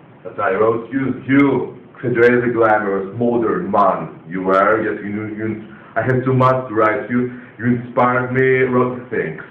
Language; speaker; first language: English; non-native, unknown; Greek